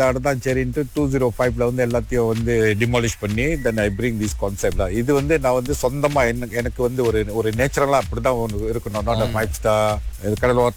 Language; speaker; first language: Tamil; early bilingual, heritage; Tamil